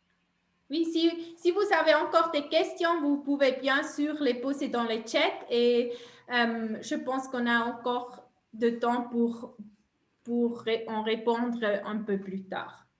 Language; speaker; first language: French; non-native, local second language; German